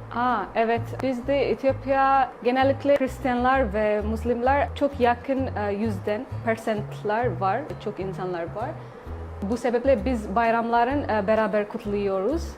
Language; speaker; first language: Turkish; non-native, learner; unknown